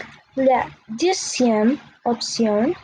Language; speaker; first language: French; non-native, learner; Spanish